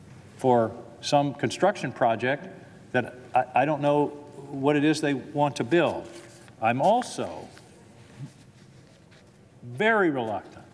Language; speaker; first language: English; native; English